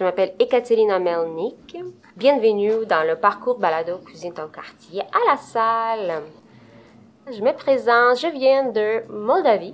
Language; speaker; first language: French; non-native, fluent; Romanian